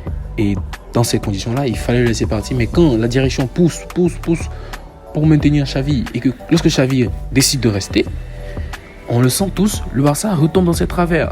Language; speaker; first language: French; native; French